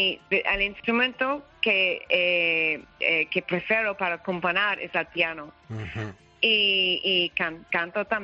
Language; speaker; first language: Spanish; non-native, learner; English